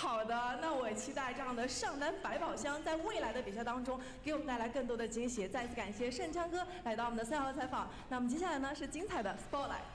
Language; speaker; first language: Chinese; native; Chinese